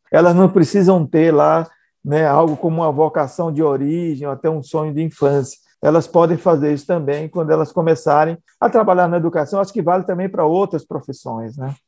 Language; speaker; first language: Portuguese; native; Portuguese